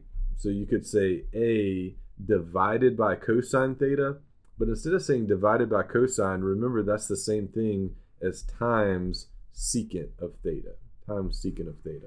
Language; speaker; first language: English; native; English